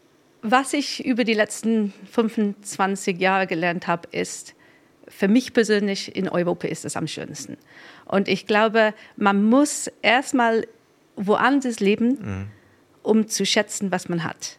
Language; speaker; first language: German; non-native, fluent; English